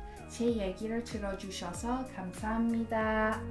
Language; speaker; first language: Korean; non-native, learner; Persian